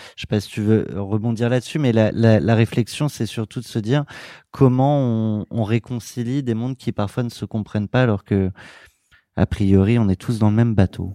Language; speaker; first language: French; native; French